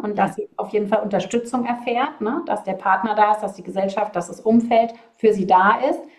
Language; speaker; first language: German; native; German